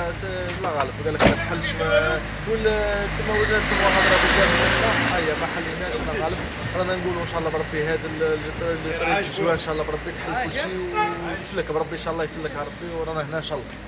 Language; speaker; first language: Arabic; native; Arabic